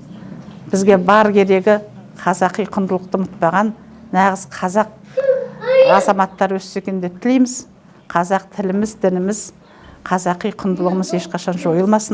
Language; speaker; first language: Kazakh; native; Kazakh